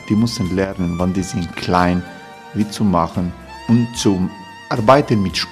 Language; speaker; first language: German; non-native, fluent; Croatian